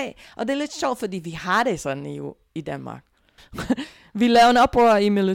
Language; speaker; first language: Danish; non-native, fluent; English